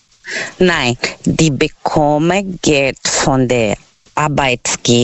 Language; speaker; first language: German; non-native, learner; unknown